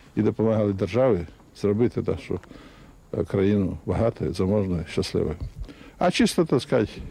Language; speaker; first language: Ukrainian; native; Ukrainian